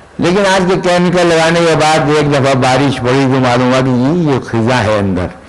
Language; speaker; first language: Urdu; native; Urdu